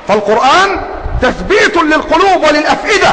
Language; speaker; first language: Arabic; native; Arabic